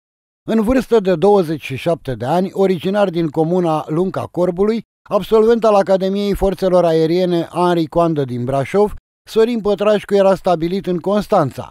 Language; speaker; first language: Romanian; native; Romanian